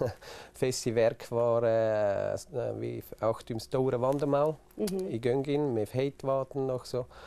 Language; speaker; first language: Icelandic; non-native, learner; German